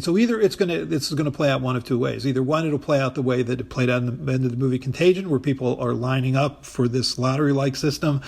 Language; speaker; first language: English; native; English